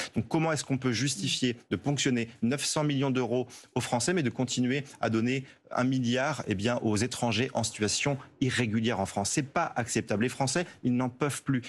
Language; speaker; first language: French; native; French